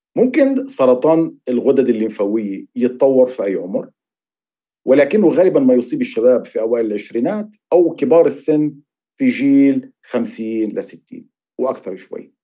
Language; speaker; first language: Arabic; native; Arabic